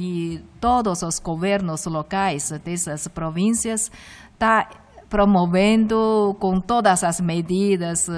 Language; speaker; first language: Portuguese; non-native, fluent; Chinese